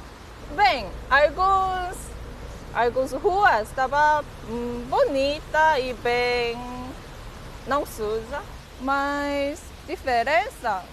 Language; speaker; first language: Portuguese; non-native, learner; Korean